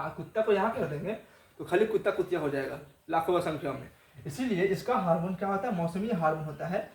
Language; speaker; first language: Hindi; native; Hindi